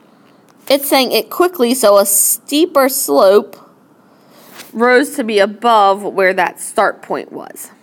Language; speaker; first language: English; native; English